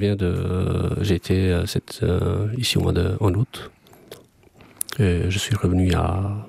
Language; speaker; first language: French; non-native, fluent; Albanian